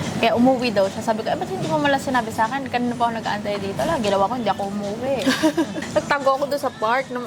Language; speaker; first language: Filipino; native; Filipino